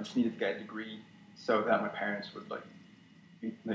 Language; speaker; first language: English; native; English